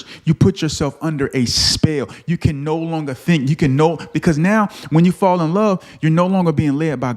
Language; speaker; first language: English; native; English